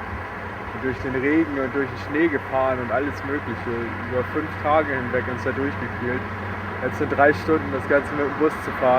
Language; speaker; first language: German; native; German